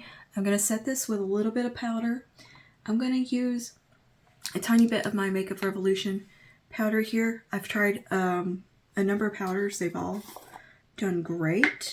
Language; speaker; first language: English; native; English